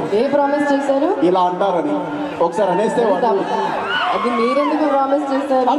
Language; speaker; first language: Telugu; native; Telugu